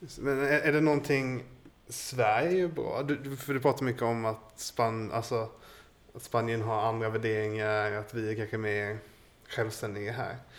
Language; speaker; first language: Swedish; native; Swedish